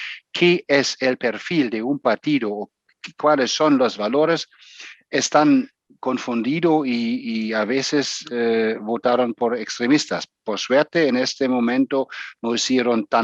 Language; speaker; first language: Spanish; non-native, fluent; German